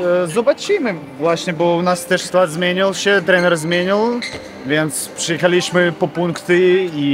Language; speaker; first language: Polish; non-native, fluent; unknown